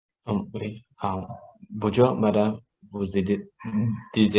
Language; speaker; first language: French; non-native, learner; Vietnamese